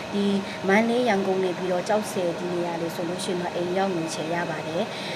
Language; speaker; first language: Burmese; native; Burmese